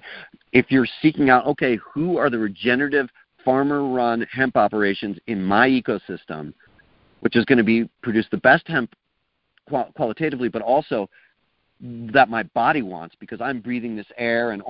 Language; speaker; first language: English; native; English